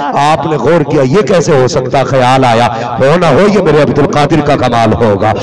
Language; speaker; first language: Urdu; native; Urdu